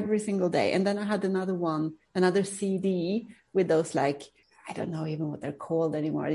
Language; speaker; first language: English; non-native, fluent; Swedish